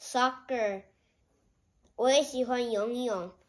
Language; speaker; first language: Chinese; early bilingual, heritage; Chinese